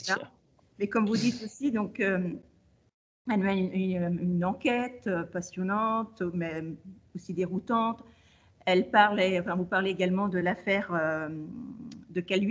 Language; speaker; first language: French; native; French